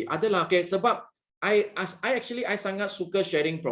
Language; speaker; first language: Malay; non-native, local second language; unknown